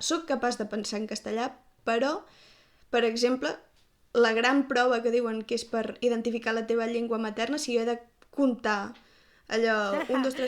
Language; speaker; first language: Catalan; native; Catalan